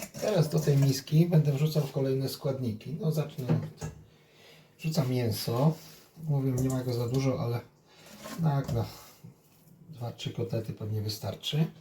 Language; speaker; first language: Polish; native; Polish